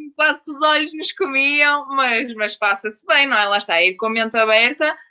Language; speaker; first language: Portuguese; native; Portuguese